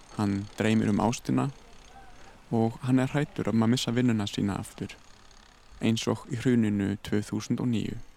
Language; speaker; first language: Icelandic; non-native, fluent; German